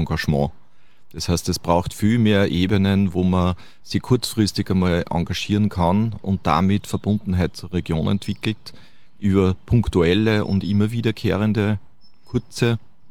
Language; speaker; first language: German; native; German